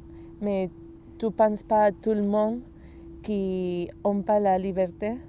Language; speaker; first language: French; non-native, learner; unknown